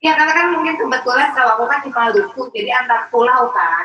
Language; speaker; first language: Indonesian; native; Indonesian